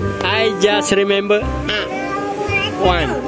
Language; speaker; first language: English; non-native, learner; Malay